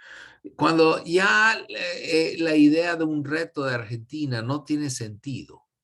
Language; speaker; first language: Spanish; non-native, fluent; English